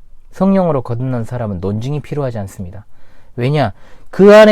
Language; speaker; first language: Korean; native; Korean